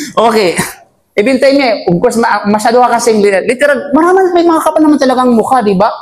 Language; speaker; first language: Filipino; non-native, local second language; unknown